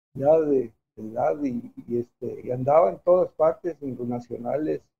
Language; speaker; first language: Spanish; native; Spanish